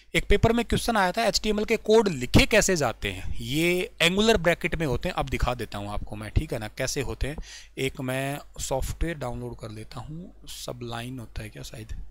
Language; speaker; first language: Hindi; native; Hindi